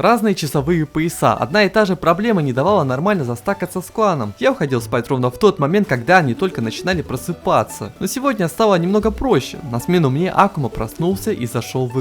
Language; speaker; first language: Russian; native; Russian